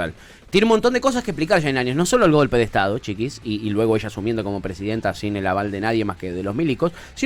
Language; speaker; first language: Spanish; native; Spanish